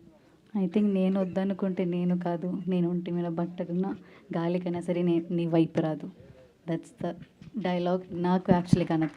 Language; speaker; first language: Telugu; non-native, local second language; Malayalam